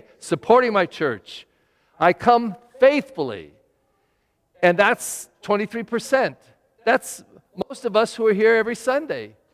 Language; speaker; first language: English; native; English